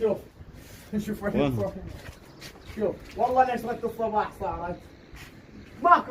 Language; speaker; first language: Arabic; native; Arabic